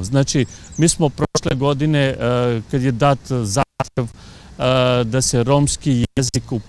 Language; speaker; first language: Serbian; non-native, local second language; Romany